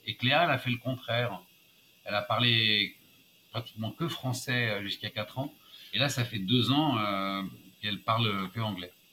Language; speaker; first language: French; native; French